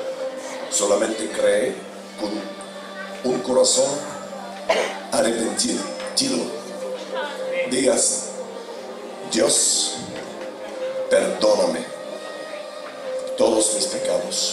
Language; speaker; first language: Spanish; non-native, fluent; Bulgarian